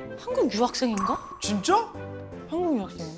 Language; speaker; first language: Korean; native; Korean